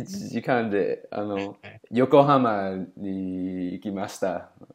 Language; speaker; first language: Japanese; non-native, learner; English